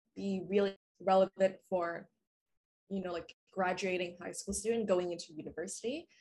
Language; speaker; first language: English; non-native, fluent; Vietnamese